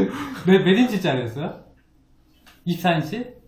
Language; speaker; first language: Korean; native; Korean